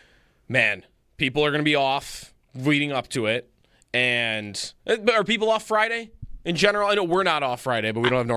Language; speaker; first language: English; native; English